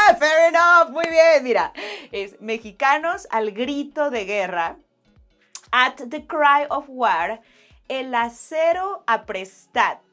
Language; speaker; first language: Spanish; native; Spanish